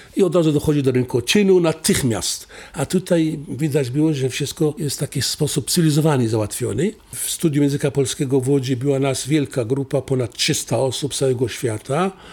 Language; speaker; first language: Polish; non-native, fluent; Assyrian Neo-Aramaic